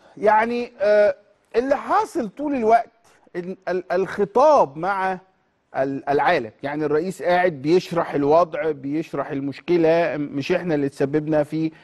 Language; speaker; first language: Egyptian Arabic; native; Egyptian Arabic